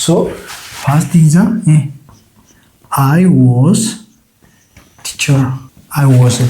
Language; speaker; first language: English; non-native, local second language; Oromo